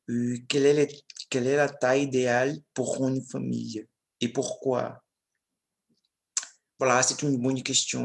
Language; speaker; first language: French; non-native, learner; Portuguese